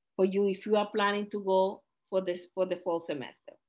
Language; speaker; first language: English; non-native, fluent; Spanish